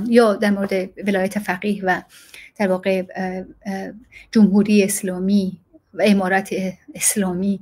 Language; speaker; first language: Persian; native; Persian